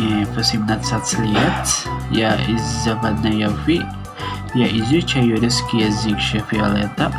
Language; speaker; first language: Russian; non-native, learner; Indonesian